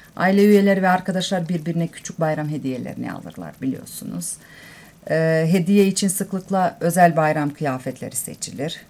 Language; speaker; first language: Turkish; non-native, fluent; Bosnian